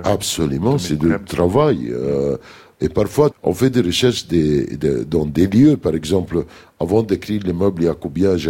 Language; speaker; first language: French; non-native, fluent; Arabic